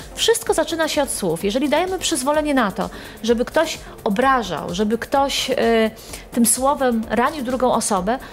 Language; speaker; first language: Polish; native; Polish